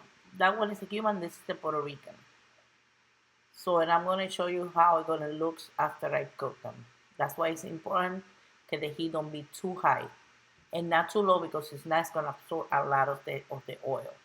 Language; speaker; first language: English; non-native, local second language; Spanish